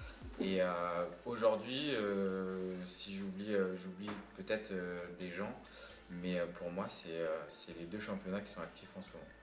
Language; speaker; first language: French; native; French